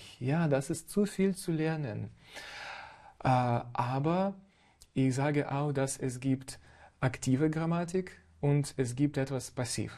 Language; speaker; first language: German; non-native, fluent; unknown